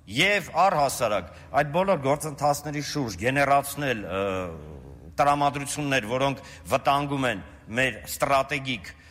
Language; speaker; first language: Armenian; native; Armenian